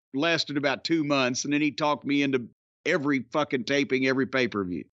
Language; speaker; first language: English; native; English